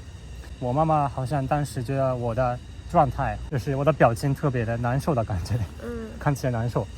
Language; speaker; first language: Chinese; non-native, fluent; Japanese